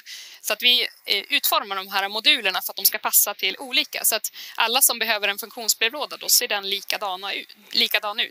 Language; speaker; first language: Swedish; native; Swedish